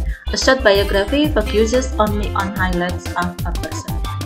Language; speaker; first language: English; non-native, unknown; Indonesian